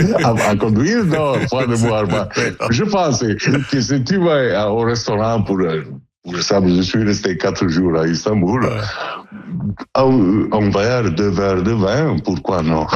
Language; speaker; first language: French; non-native, fluent; Italian